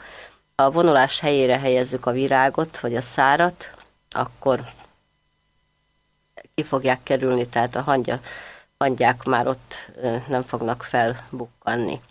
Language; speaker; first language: Hungarian; native; Hungarian